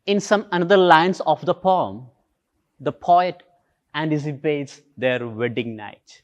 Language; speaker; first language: English; non-native, local second language; Malayalam